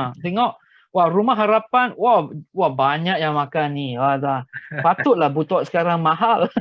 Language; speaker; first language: Malay; non-native, local second language; Chinese